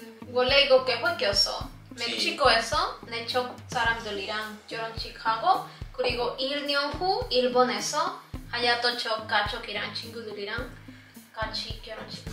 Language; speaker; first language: Korean; non-native, learner; Spanish